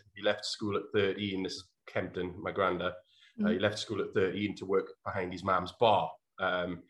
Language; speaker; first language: English; native; English